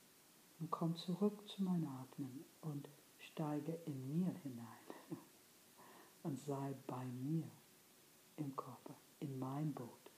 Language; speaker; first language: German; non-native, fluent; English